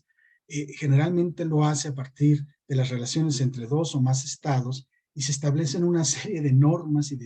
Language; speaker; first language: Spanish; native; Spanish